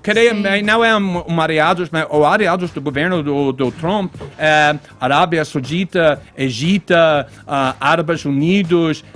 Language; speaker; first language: Portuguese; non-native, fluent; English